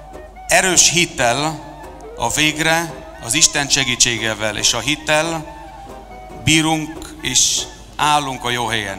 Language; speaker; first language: Hungarian; non-native, fluent; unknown